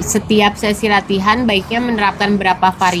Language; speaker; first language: Indonesian; native; Indonesian